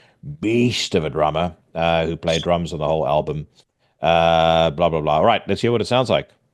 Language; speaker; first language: English; native; English